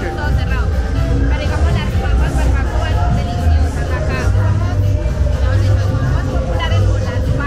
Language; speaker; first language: Spanish; native; Spanish